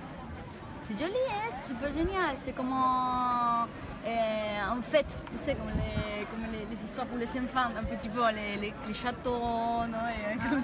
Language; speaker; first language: French; non-native, learner; Galician